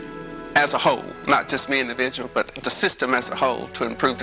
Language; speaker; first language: English; native; English